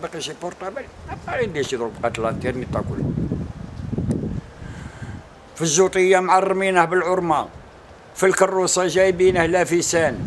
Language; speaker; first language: Arabic; native; Arabic